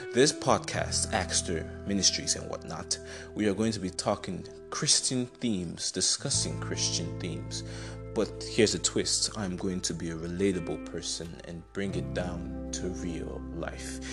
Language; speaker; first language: English; non-native, local second language; Igbo